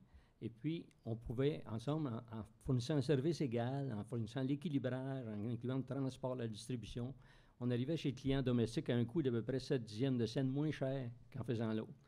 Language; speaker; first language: French; native; French